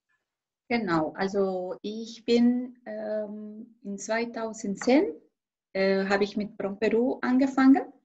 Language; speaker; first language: German; non-native, fluent; Spanish